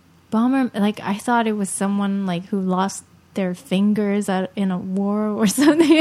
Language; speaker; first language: English; early bilingual, other home language; Japanese